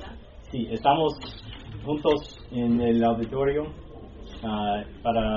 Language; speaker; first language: Spanish; non-native, learner; English